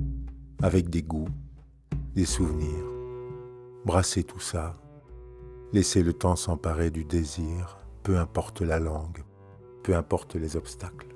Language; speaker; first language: French; native; French